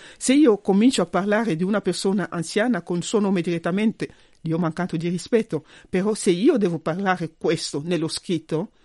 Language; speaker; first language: Italian; non-native, fluent; Luba-Lulua